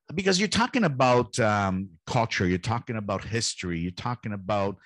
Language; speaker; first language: English; early bilingual, heritage; Italian